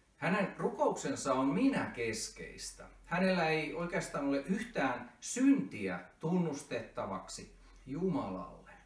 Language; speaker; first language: Finnish; native; Finnish